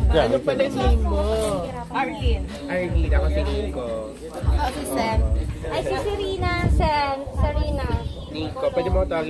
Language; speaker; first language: English; non-native, local second language; Bikol